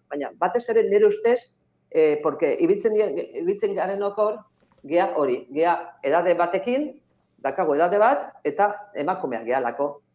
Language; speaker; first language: Basque; non-native, local second language; Spanish